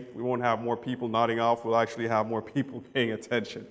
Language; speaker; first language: English; native; English